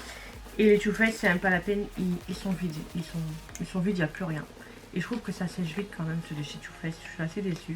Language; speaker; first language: French; native; French